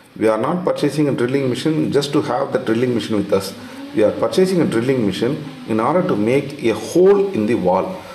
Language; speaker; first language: English; non-native, local second language; Tamil